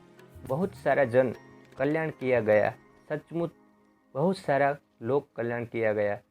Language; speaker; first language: Hindi; native; Hindi